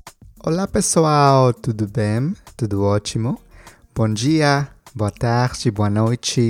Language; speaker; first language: Portuguese; non-native, learner; Spanish